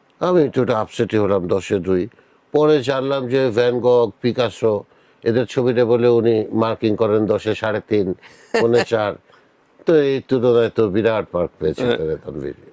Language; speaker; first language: Bangla; native; Bangla